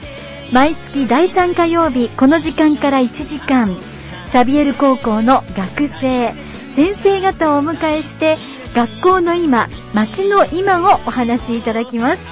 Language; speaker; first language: Japanese; native; Japanese